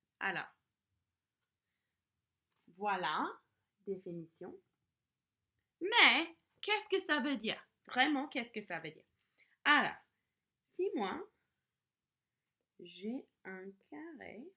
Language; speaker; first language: French; non-native, fluent; English